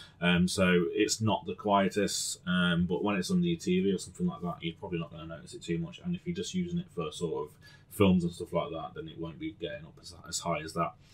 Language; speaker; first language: English; native; English